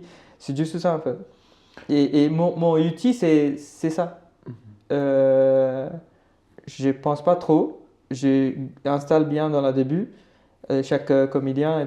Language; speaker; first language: French; non-native, learner; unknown